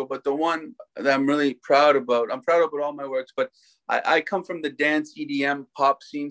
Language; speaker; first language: English; native; English